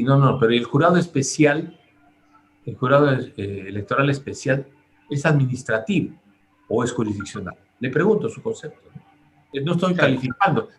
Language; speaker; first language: Spanish; native; Spanish